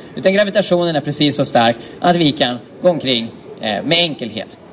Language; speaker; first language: Swedish; native; Swedish